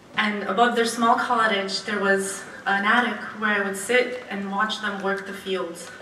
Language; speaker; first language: English; early bilingual, other home language; Romanian